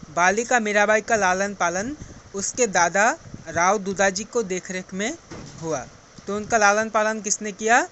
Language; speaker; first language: Hindi; non-native, local second language; Assamese